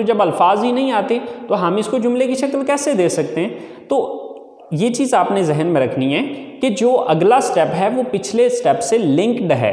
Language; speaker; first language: Urdu; native; Urdu